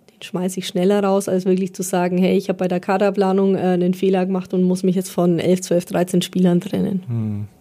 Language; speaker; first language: German; native; German